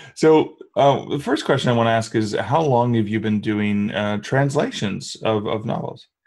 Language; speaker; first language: English; native; English